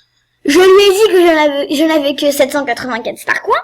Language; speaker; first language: French; native; French